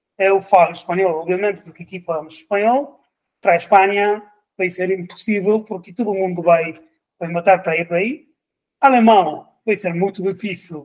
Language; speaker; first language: Portuguese; non-native, fluent; Spanish